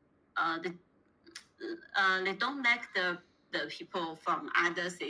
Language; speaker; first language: English; non-native, learner; Chinese